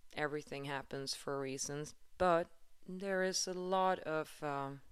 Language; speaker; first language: English; non-native, fluent; Swedish